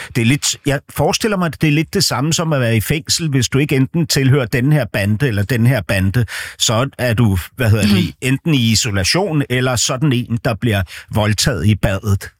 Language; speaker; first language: Danish; native; Danish